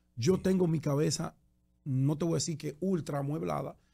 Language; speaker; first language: Spanish; native; Spanish